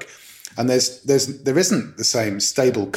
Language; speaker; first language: English; native; English